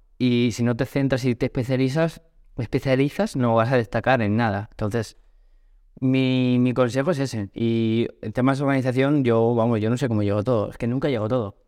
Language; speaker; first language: Spanish; early bilingual, other home language; Portuguese